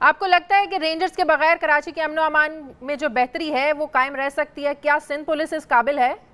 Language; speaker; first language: Urdu; native; Urdu